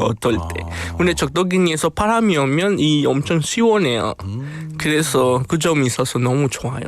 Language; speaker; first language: Korean; non-native, fluent; Spanish